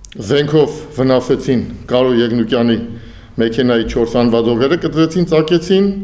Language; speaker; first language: Armenian; native; Armenian